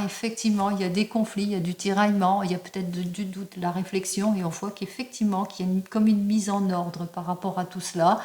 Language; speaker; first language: French; native; French